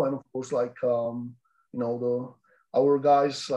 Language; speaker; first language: English; non-native, fluent; Polish